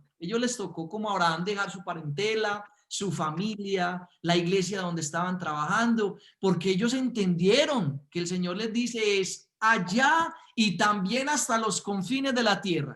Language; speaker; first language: Spanish; native; Spanish